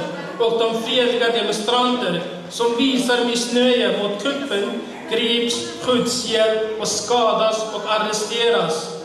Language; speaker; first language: Swedish; non-native, fluent; Uyghur